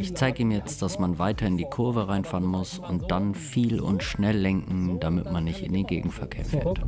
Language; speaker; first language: German; native; German